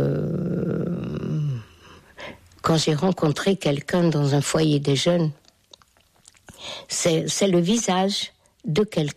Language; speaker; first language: French; non-native, fluent; Hungarian